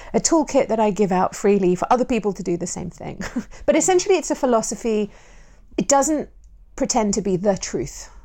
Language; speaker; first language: English; native; English